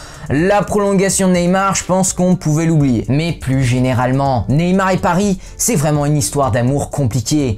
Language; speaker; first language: French; native; French